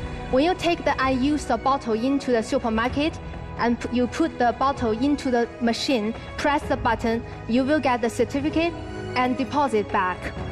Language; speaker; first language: English; non-native, fluent; Chinese